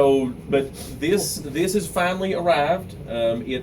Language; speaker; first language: English; native; English